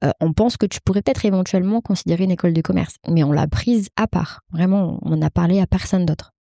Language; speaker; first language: French; early bilingual, other home language; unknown